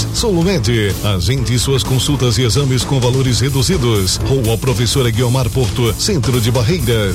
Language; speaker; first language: Portuguese; native; Portuguese